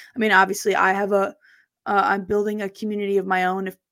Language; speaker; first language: English; native; English